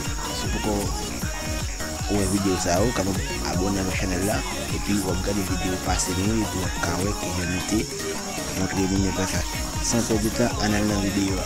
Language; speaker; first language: French; non-native, learner; Haitian Creole